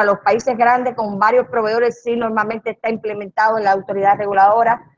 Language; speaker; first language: Spanish; native; Spanish